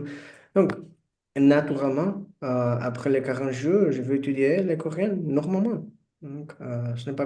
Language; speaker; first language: French; non-native, learner; Portuguese